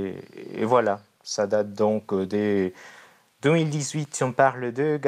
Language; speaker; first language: French; non-native, fluent; Spanish